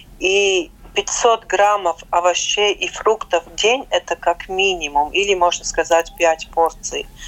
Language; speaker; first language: Russian; non-native, local second language; Latvian